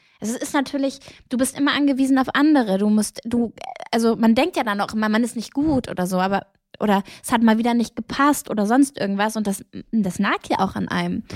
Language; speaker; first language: German; early bilingual, other home language; Greek